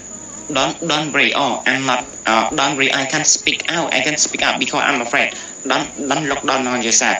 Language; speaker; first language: English; non-native, learner; Khmer